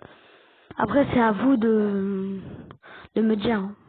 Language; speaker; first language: French; native; French